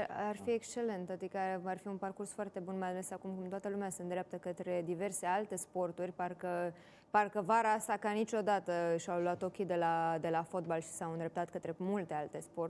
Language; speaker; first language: Romanian; native; Romanian